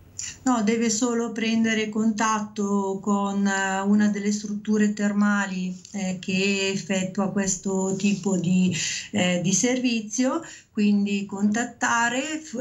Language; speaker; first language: Italian; native; Italian